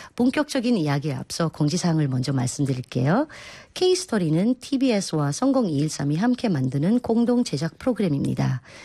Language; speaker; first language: Korean; non-native, fluent; Filipino